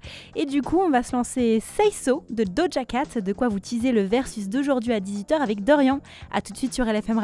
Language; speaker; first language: French; native; French